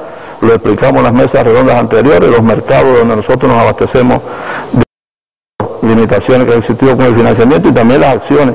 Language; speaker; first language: Spanish; native; Spanish